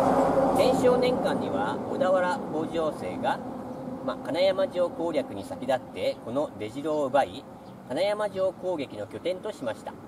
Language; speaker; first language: Japanese; native; Japanese